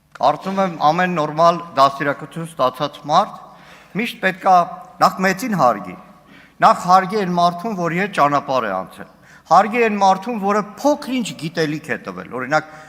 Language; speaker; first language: Armenian; native; Armenian